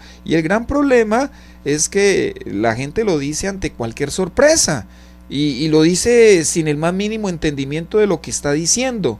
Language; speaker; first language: Spanish; native; Spanish